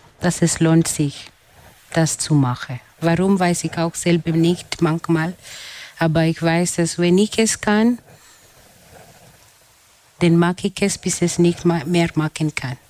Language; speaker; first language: German; non-native, fluent; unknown